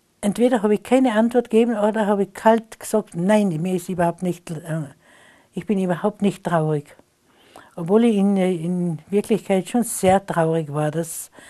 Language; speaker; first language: German; non-native, local second language; Slovenian